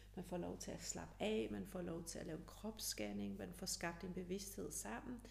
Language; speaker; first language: Danish; early bilingual, other home language; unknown